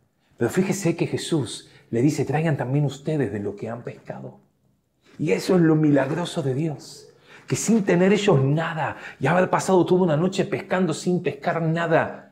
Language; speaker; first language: Spanish; native; Spanish